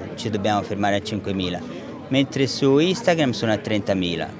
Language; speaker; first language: Italian; native; Italian